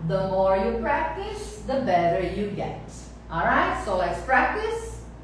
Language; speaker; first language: English; non-native, fluent; Portuguese